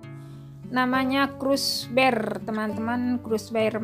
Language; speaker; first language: Indonesian; native; Indonesian